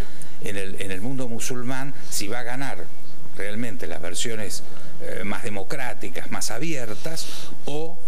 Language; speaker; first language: Spanish; native; Spanish